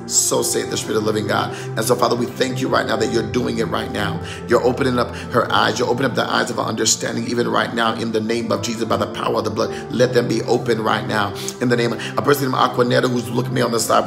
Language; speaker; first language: English; native; English